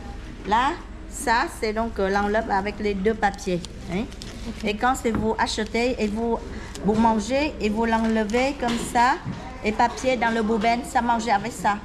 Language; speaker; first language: French; non-native, learner; Vietnamese